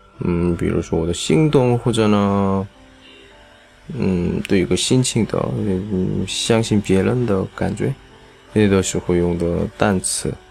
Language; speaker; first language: Chinese; non-native, learner; Korean